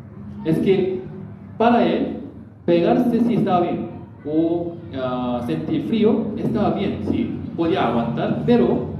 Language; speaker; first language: Spanish; non-native, learner; Korean